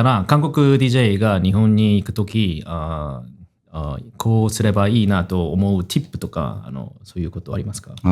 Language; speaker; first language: Japanese; non-native, fluent; Korean